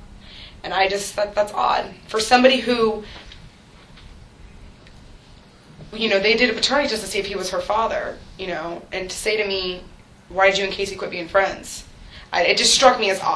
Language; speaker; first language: English; native; English